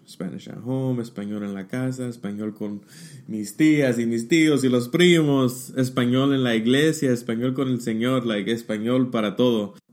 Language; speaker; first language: Spanish; early bilingual, heritage; Spanish